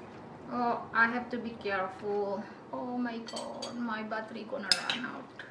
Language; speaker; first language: English; non-native, learner; Indonesian